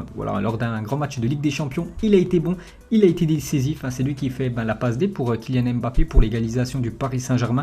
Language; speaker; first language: French; native; French